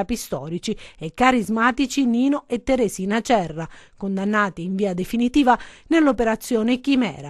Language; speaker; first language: Italian; native; Italian